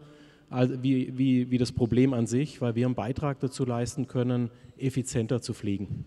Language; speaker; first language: German; native; German